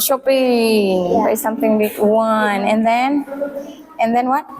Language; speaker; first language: English; non-native, fluent; Indonesian